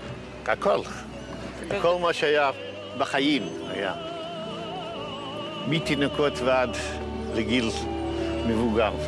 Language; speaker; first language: Hebrew; non-native, fluent; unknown